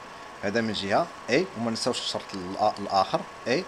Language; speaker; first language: Arabic; native; Arabic